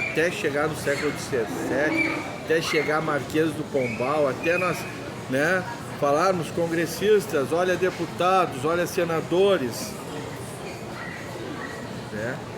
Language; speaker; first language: Portuguese; native; Portuguese